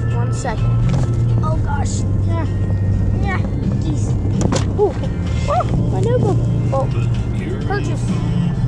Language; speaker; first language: English; native; English